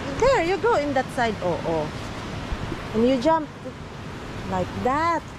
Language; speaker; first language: English; non-native, local second language; Filipino